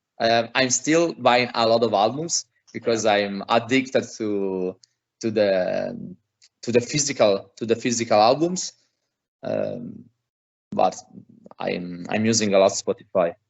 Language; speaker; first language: English; non-native, fluent; Italian